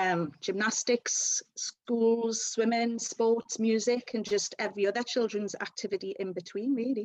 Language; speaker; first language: English; native; English